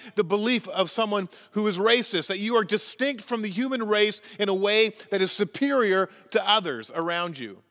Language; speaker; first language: English; native; English